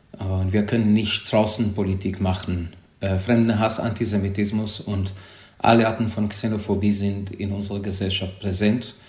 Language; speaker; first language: German; non-native, fluent; Hungarian